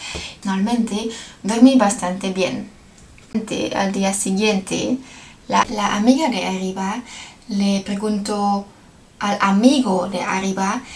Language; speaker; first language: Spanish; non-native, learner; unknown